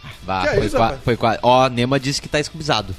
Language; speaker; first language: Portuguese; native; Portuguese